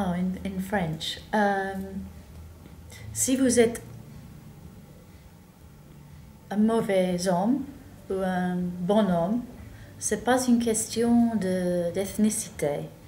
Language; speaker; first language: French; non-native, fluent; English